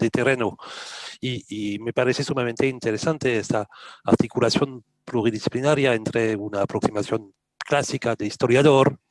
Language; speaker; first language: Spanish; non-native, fluent; French